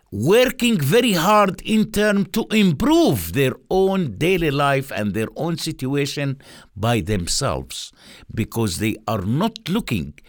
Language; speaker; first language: English; non-native, fluent; Arabic